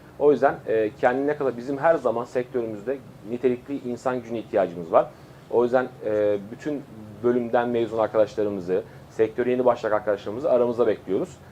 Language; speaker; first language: Turkish; native; Turkish